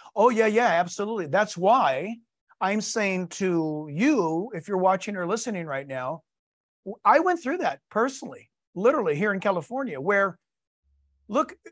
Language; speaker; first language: English; native; English